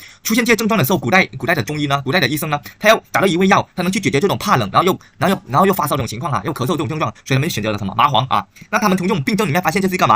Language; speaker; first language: Chinese; native; Chinese